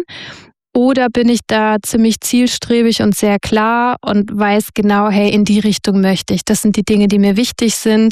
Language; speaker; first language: German; native; German